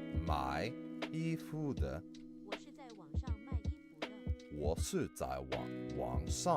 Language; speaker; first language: Chinese; non-native, learner; English